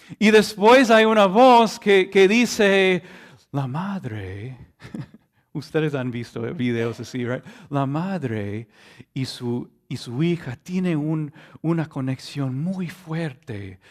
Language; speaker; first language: Spanish; non-native, fluent; English